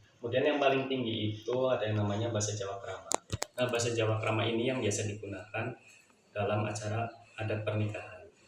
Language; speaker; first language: Indonesian; non-native, local second language; Javanese